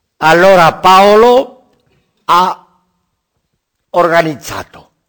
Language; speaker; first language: Italian; non-native, learner; Spanish